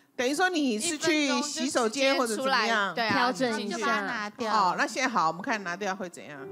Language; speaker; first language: Chinese; native; Chinese